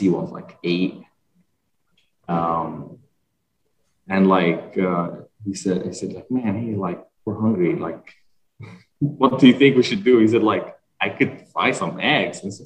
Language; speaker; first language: English; non-native, fluent; Arabic